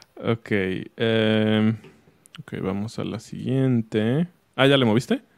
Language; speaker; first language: Spanish; native; Spanish